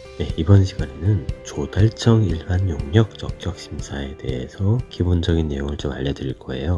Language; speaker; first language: Korean; native; Korean